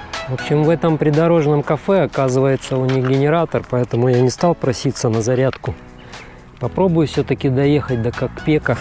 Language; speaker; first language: Russian; native; Russian